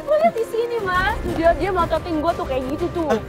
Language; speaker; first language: Indonesian; native; Indonesian